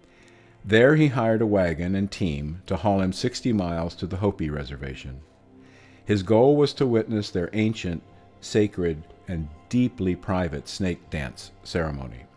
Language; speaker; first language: English; native; English